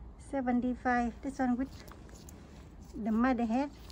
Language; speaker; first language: English; non-native, learner; Vietnamese